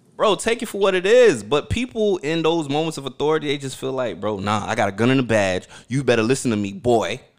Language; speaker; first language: English; early bilingual, other home language; Haitian Creole